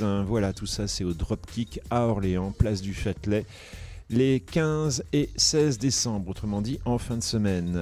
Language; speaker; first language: French; native; French